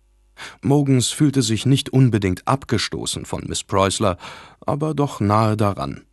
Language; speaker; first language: German; native; German